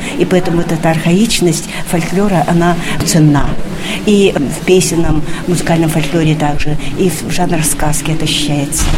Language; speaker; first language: Russian; non-native, local second language; Udmurt